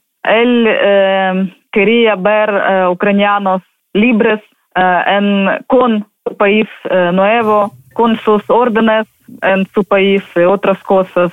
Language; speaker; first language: Spanish; non-native, learner; Ukrainian